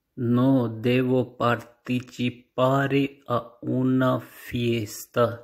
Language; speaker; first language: Italian; non-native, learner; Urdu